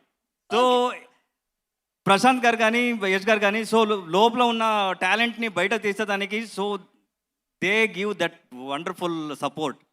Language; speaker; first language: Telugu; non-native, learner; Kannada